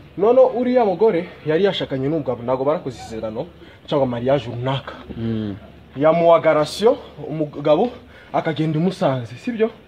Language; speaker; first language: Kinyarwanda; non-native, fluent; Swahili